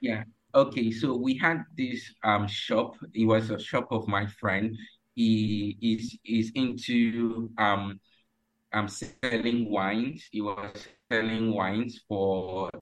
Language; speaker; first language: English; non-native, local second language; Ibibio